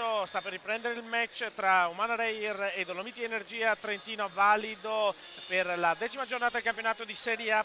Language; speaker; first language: Italian; native; Italian